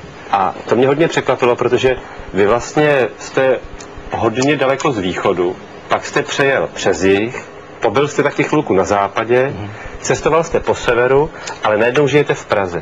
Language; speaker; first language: Czech; native; Czech